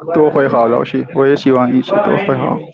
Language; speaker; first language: Chinese; non-native, learner; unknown